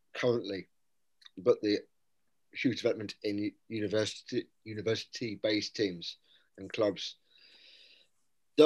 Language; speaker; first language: English; native; English